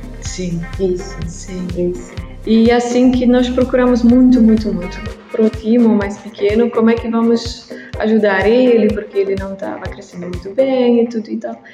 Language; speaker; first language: Portuguese; non-native, learner; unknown